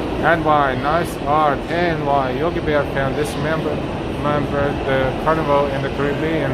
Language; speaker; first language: English; non-native, fluent; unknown